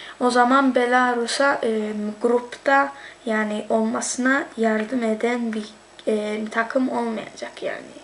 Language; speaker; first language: Turkish; early bilingual, heritage; Turkish